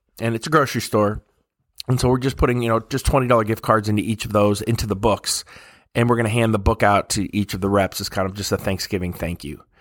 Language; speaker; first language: English; native; English